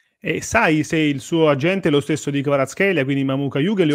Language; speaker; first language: Italian; native; Italian